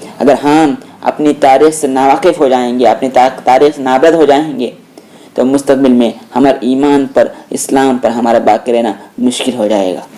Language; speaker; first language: Urdu; native; Urdu